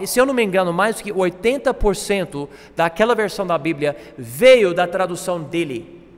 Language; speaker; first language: Portuguese; non-native, fluent; English